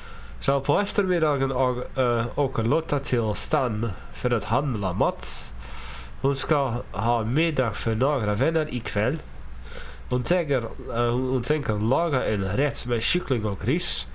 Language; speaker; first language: Swedish; non-native, learner; English